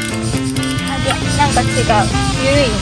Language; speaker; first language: Japanese; native; Japanese